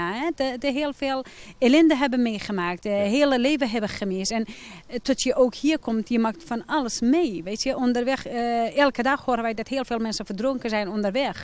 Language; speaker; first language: Dutch; non-native, fluent; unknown